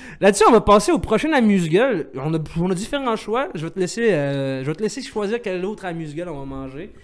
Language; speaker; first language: French; non-native, local second language; Arabic